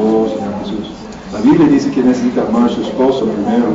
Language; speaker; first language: Spanish; non-native, learner; English